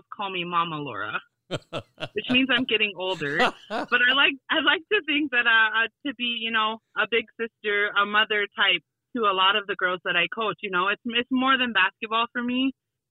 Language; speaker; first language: English; native; English